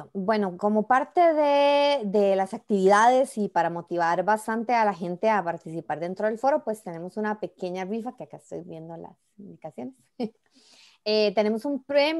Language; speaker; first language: Spanish; native; Spanish